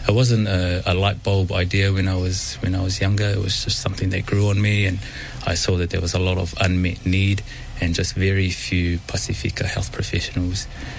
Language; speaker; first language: English; native; English